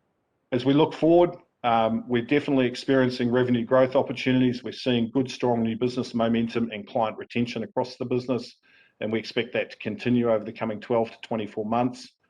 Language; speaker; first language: English; native; English